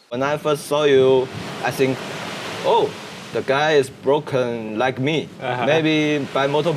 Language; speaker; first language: English; non-native, learner; Chinese